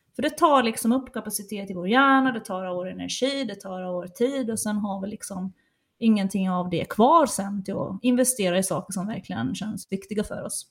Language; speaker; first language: Swedish; native; Swedish